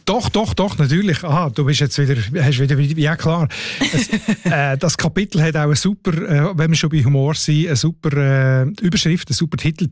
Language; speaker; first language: German; native; German